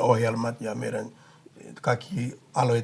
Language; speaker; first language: Finnish; non-native, fluent; English